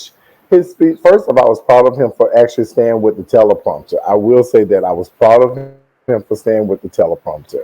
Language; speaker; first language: English; native; English